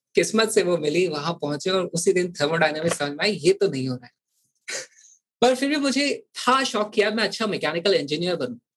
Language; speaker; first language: Hindi; native; Hindi